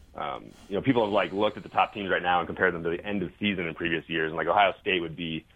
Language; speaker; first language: English; native; English